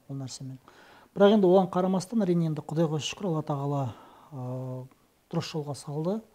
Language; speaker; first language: Kazakh; non-native, local second language; Russian